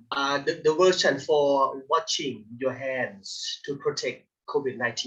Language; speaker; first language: English; non-native, fluent; Thai